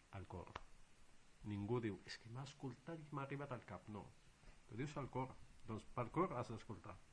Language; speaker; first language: Catalan; non-native, fluent; Arabic